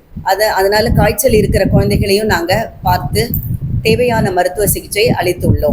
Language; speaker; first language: Tamil; native; Tamil